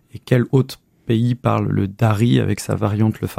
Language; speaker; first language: French; native; French